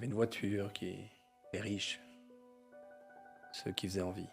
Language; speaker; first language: French; native; French